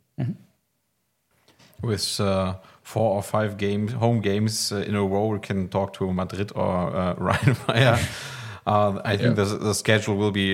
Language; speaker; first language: English; non-native, learner; German